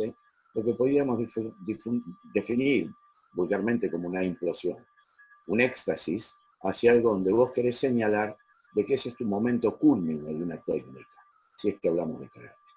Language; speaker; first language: Spanish; native; Spanish